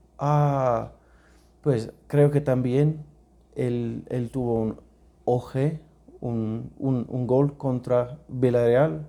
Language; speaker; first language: Spanish; non-native, learner; English